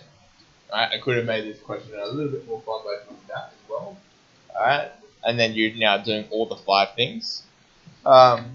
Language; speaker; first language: English; native; English